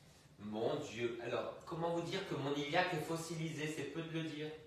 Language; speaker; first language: French; native; French